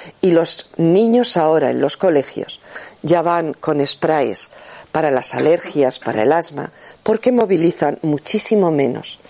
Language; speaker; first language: Spanish; native; Spanish